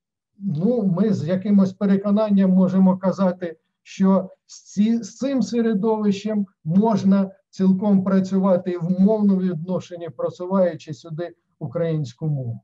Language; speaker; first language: Ukrainian; native; Ukrainian